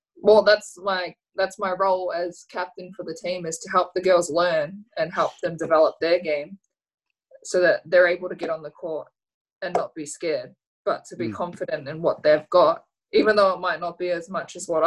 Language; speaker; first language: English; native; English